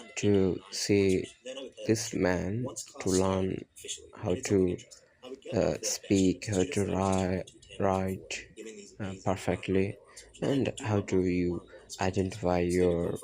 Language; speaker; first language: English; non-native, learner; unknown